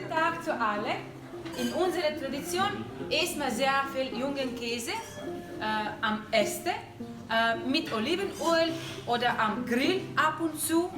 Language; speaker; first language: German; non-native, learner; Croatian